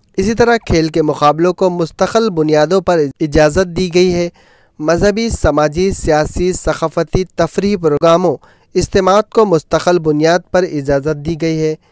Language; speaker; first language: Urdu; native; Urdu